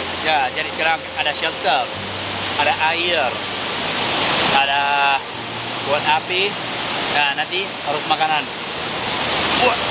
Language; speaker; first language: Indonesian; non-native, learner; English